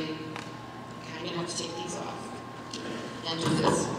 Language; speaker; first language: English; native; English